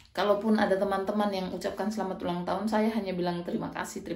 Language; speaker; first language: Indonesian; non-native, local second language; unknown